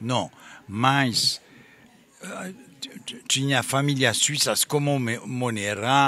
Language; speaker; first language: Portuguese; non-native, fluent; French